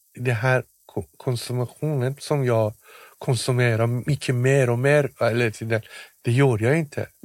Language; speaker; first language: Swedish; non-native, fluent; Persian